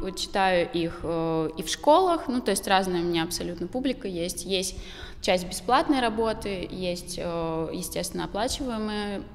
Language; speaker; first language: Russian; native; Russian